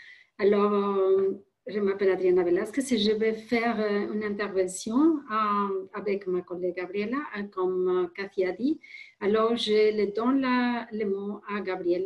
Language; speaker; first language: French; non-native, fluent; Spanish